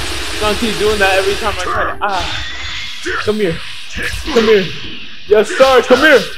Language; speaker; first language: English; native; English